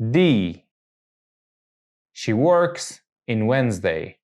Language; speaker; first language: English; non-native, fluent; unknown